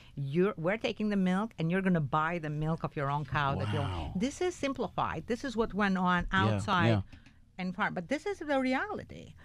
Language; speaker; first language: English; non-native, fluent; Albanian